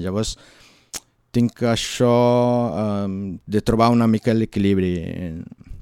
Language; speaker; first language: Catalan; non-native, learner; Portuguese